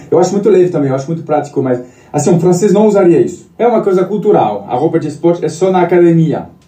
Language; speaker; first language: Portuguese; non-native, fluent; French